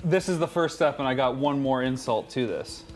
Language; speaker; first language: English; native; English